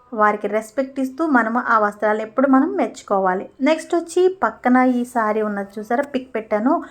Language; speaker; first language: Telugu; native; Telugu